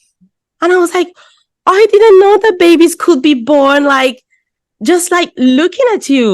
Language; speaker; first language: English; non-native, fluent; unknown